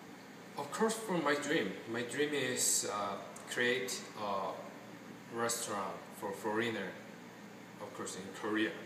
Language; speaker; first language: English; non-native, learner; Korean